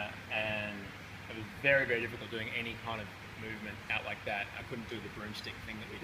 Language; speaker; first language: English; native; English